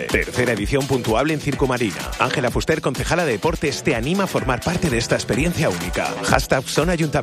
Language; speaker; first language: Spanish; native; Spanish